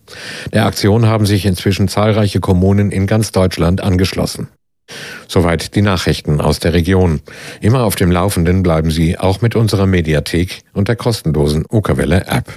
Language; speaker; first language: German; native; German